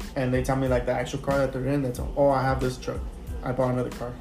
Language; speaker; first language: English; early bilingual, other home language; Spanish